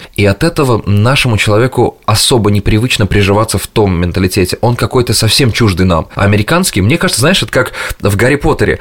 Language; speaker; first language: Russian; native; Russian